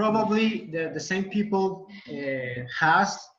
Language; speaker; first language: English; non-native, learner; Spanish